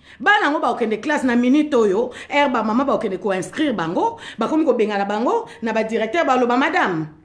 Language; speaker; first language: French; non-native, local second language; Lingala